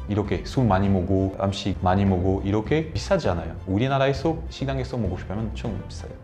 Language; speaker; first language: Korean; non-native, learner; French